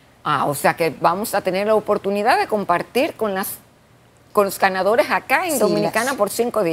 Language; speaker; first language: Spanish; native; Spanish